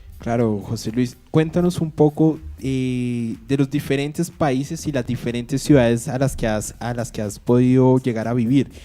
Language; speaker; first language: Spanish; native; Spanish